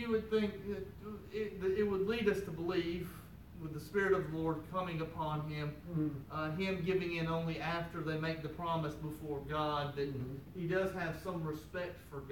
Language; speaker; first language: English; native; English